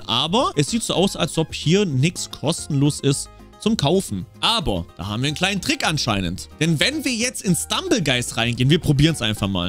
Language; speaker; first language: German; native; German